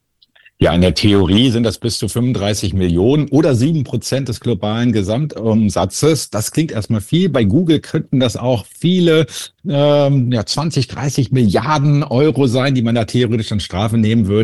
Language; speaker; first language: German; native; German